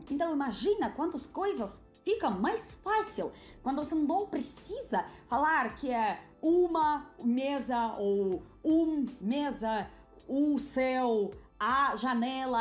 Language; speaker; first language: Portuguese; non-native, fluent; Russian